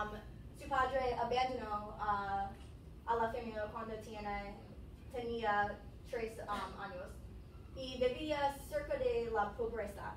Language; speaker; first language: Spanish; non-native, learner; English